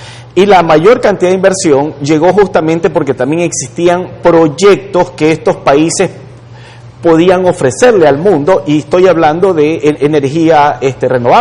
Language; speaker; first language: Spanish; native; Spanish